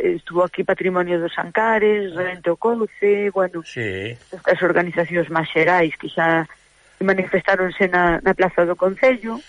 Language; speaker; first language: Galician; native; Galician